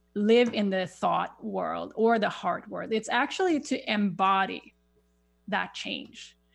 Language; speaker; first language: English; non-native, fluent; Swedish